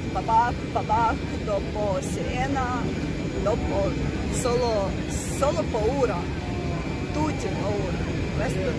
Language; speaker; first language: Italian; non-native, learner; Russian